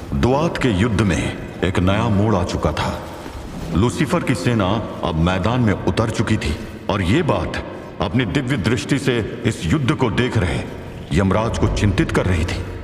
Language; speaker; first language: Hindi; native; Hindi